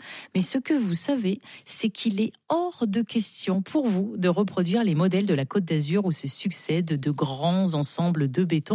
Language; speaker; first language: French; native; French